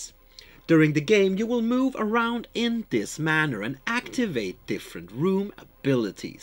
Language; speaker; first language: English; non-native, fluent; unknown